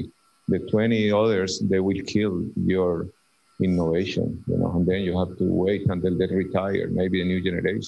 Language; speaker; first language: English; non-native, fluent; Spanish